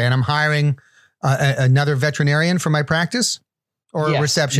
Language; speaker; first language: English; native; English